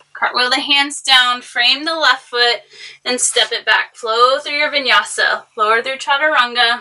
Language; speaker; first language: English; native; English